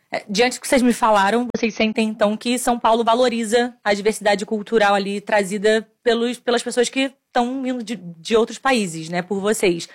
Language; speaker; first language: Portuguese; native; Portuguese